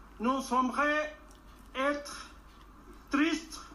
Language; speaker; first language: French; non-native, learner; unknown